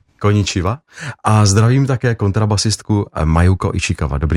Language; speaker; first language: Czech; native; Czech